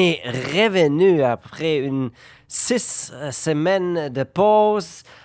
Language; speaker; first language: French; non-native, fluent; German